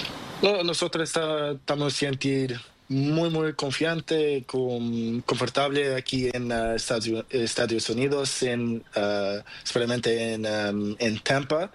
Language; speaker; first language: Spanish; non-native, learner; Portuguese